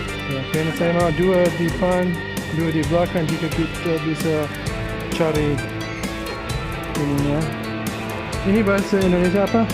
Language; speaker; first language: Indonesian; non-native, learner; English